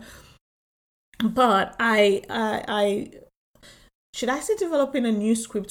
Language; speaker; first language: English; non-native, local second language; Yoruba